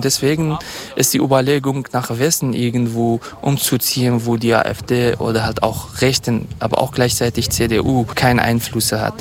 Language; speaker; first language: German; non-native, fluent; Kurdish